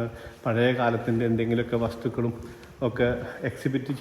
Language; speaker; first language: Malayalam; native; Malayalam